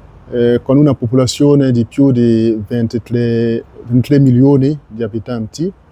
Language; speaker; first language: Italian; non-native, learner; French